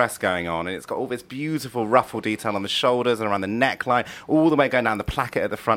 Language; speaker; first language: English; native; English